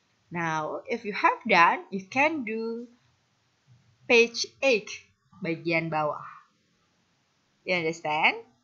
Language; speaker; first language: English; non-native, fluent; Indonesian